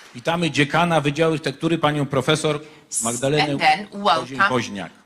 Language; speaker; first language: Polish; native; Polish